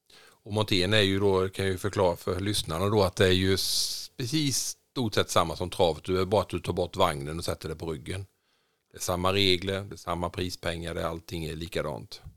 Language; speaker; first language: Swedish; native; Swedish